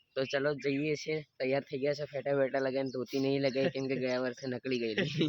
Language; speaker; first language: Gujarati; non-native, local second language; Rathawi